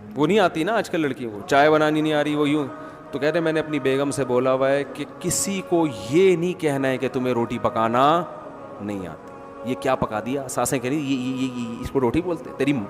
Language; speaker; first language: Urdu; native; Urdu